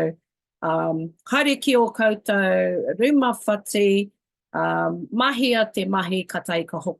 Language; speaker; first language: Māori; non-native, local second language; English